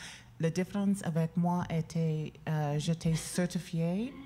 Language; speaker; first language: French; non-native, learner; English